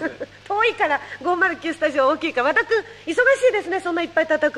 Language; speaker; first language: Japanese; native; Japanese